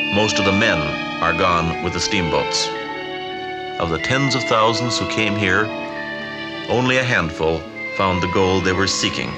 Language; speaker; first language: English; native; English